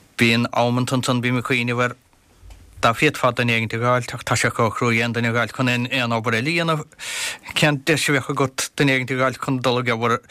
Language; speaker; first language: Irish; native; Irish